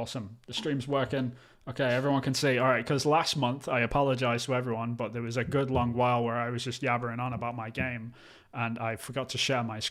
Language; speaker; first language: English; native; English